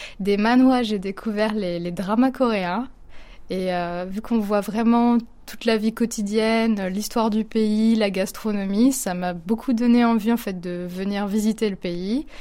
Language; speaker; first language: French; native; French